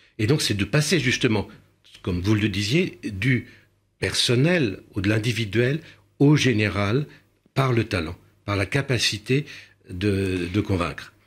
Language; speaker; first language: French; early bilingual, other home language; Romanian